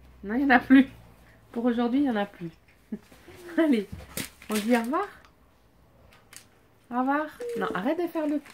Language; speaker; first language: French; native; French